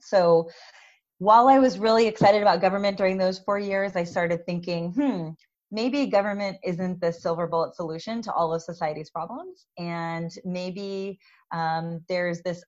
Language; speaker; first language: English; native; English